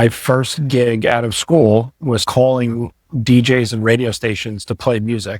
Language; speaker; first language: English; native; English